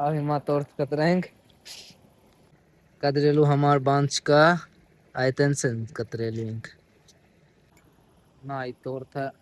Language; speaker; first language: Armenian; non-native, learner; Hindi